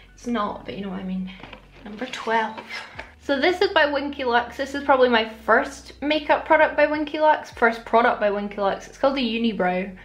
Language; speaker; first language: English; native; English